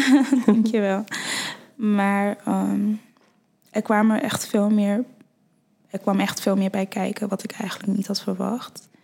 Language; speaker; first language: Dutch; early bilingual, other home language; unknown